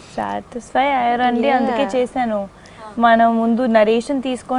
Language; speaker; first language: Telugu; non-native, fluent; Hindi